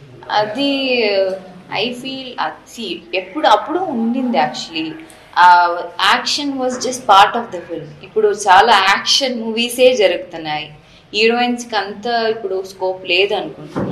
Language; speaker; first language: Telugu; non-native, fluent; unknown